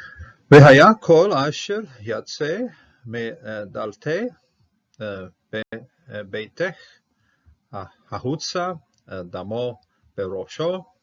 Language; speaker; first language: Hebrew; non-native, fluent; English